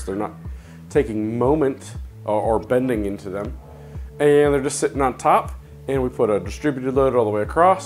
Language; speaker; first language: English; native; English